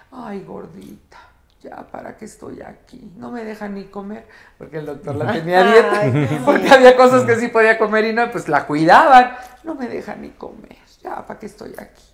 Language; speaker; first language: Spanish; native; Spanish